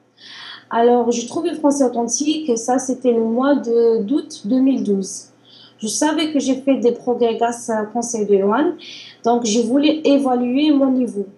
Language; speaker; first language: French; non-native, learner; Arabic